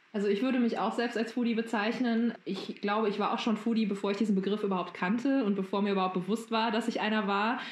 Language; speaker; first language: German; native; German